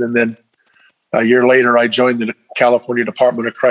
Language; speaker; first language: English; native; English